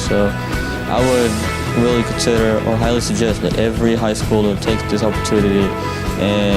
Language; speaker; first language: English; native; English